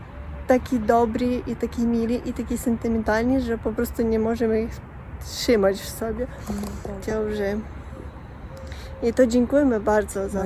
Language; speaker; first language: Polish; non-native, learner; Russian